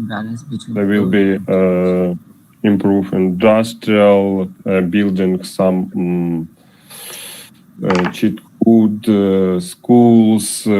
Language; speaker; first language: English; non-native, learner; Russian